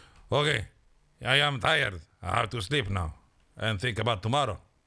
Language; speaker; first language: English; non-native, fluent; French